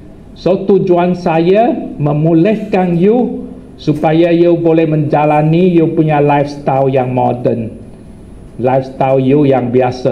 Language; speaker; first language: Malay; non-native, local second language; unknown